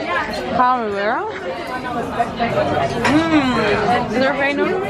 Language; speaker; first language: Dutch; native; Dutch